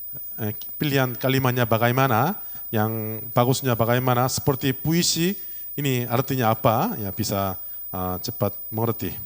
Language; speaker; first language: Indonesian; non-native, learner; Korean